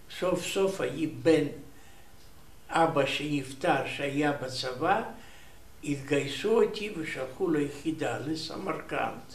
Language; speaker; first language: Hebrew; non-native, learner; Romanian